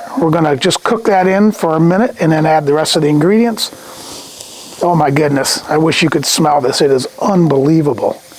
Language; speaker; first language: English; native; English